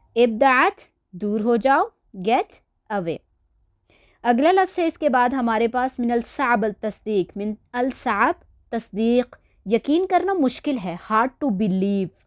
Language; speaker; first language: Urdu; native; Urdu